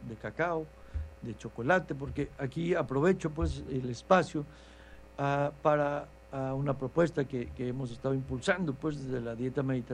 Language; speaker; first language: Spanish; native; Spanish